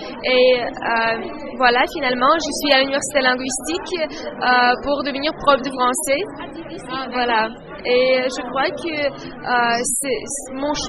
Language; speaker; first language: French; non-native, fluent; Russian